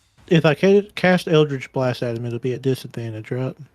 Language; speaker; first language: English; native; English